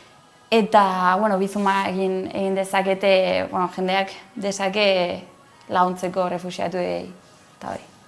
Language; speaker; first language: Basque; non-native, local second language; Spanish